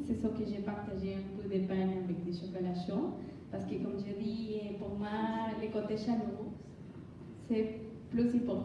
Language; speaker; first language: French; non-native, learner; Spanish